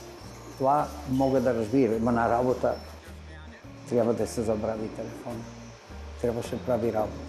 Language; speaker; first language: Bulgarian; non-native, learner; Italian